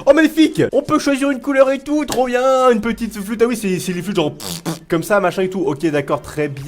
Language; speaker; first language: French; native; French